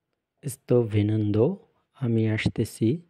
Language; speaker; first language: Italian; non-native, fluent; Bangla